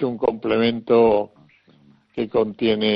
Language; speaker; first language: Spanish; native; Spanish